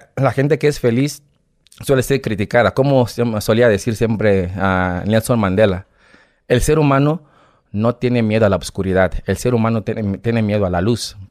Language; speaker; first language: Spanish; non-native, fluent; Portuguese